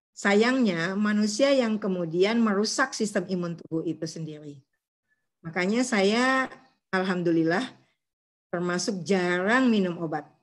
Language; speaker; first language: Indonesian; native; Indonesian